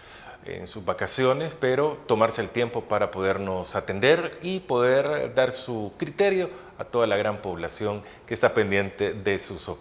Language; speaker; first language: Spanish; native; Spanish